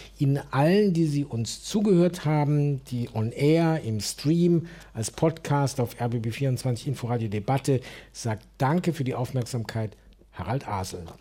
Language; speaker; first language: German; native; German